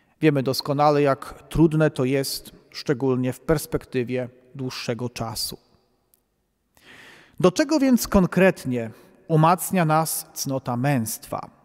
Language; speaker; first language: Polish; native; Polish